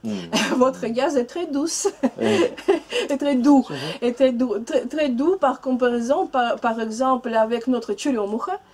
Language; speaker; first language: French; non-native, learner; Russian